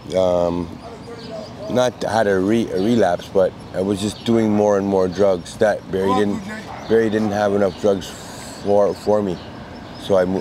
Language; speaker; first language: English; native; English